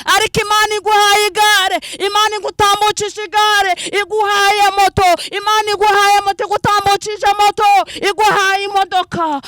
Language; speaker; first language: Kinyarwanda; non-native, local second language; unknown